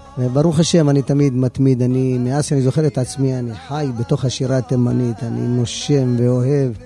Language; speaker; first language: Hebrew; native; Hebrew